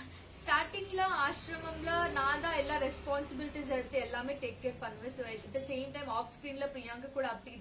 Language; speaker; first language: Tamil; non-native, learner; Telugu